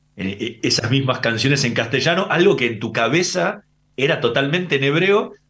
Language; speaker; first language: Spanish; early bilingual, other home language; Hebrew